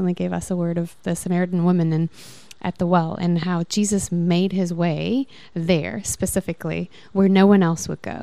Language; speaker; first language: English; non-native, local second language; Afrikaans